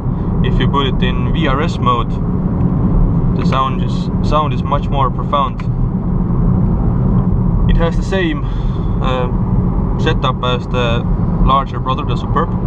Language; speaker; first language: English; non-native, fluent; Estonian